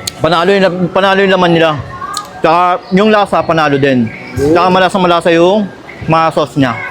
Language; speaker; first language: Filipino; native; Filipino